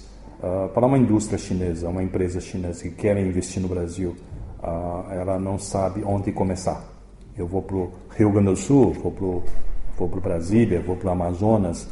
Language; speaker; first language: Portuguese; early bilingual, other home language; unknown